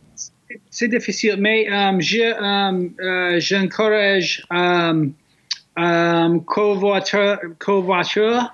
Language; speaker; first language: French; non-native, learner; English